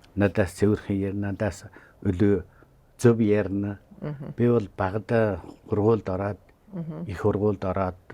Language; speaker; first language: Mongolian; native; Mongolian